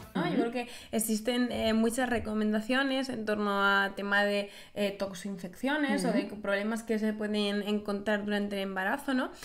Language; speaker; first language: Spanish; native; Spanish